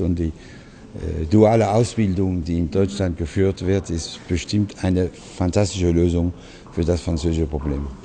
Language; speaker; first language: German; early bilingual, other home language; French